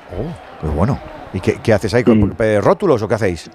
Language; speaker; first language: Spanish; native; Spanish